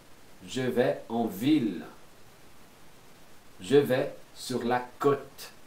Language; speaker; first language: French; non-native, fluent; Portuguese